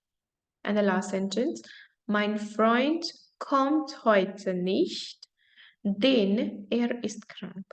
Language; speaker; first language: German; non-native, fluent; Hindi